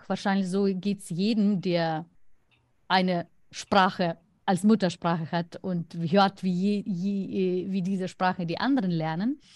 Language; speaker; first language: German; non-native, fluent; Lithuanian